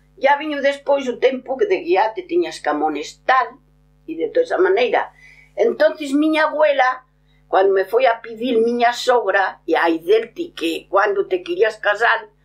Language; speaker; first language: Galician; native; Galician